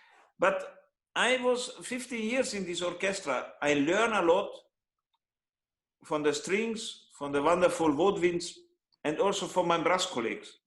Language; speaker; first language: English; non-native, learner; Hungarian